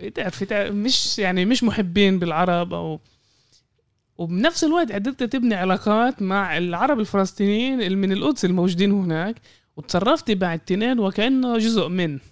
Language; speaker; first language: Arabic; native; Arabic